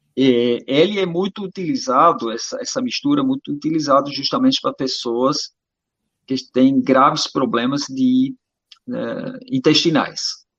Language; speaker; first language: Portuguese; non-native, fluent; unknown